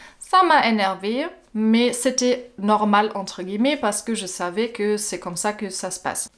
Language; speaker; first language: French; non-native, fluent; German